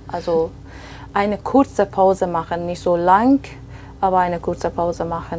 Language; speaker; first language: German; non-native, fluent; Persian